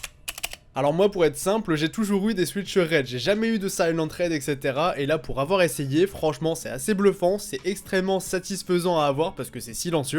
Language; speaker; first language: French; native; French